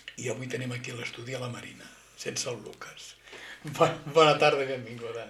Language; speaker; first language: Catalan; native; Catalan